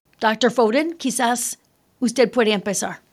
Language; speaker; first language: Spanish; early bilingual, heritage; Spanish